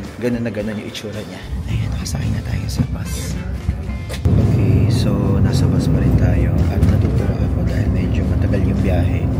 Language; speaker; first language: Filipino; native; Filipino